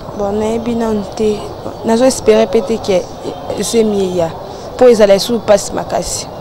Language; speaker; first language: Lingala; non-native, local second language; Luba-Lulua